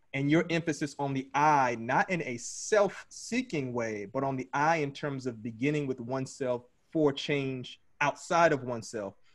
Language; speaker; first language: English; native; English